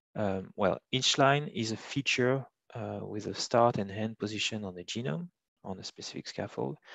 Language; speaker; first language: English; non-native, fluent; French